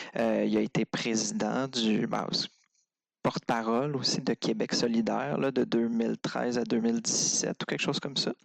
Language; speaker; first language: French; native; French